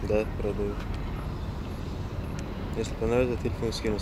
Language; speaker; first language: Russian; non-native, local second language; Uzbek